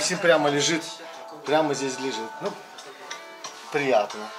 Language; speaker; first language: Russian; native; Russian